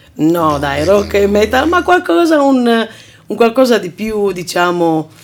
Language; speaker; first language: Italian; non-native, fluent; Romanian